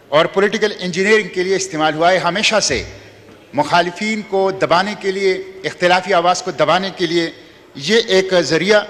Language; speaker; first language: Urdu; non-native, local second language; Pashto